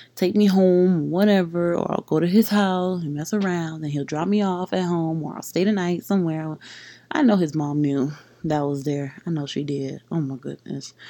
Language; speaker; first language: English; native; English